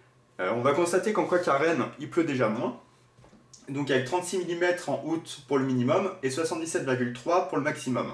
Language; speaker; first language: French; native; French